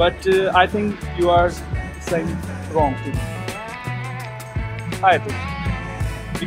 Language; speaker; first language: English; non-native, local second language; Urdu